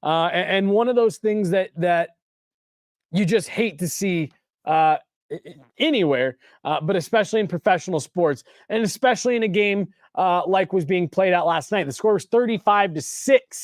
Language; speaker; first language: English; native; English